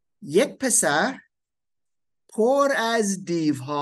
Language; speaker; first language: Persian; non-native, learner; German